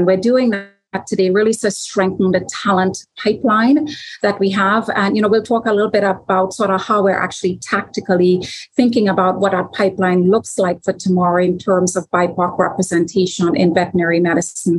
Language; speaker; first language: English; native; English